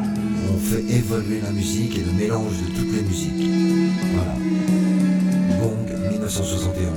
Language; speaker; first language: French; native; French